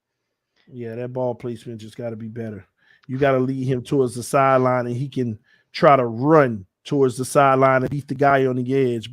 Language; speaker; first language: English; native; English